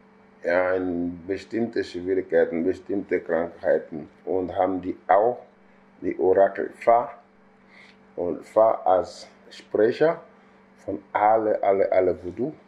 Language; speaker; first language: German; non-native, fluent; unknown